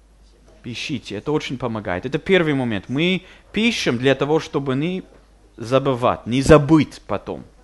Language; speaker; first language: Russian; non-native, fluent; English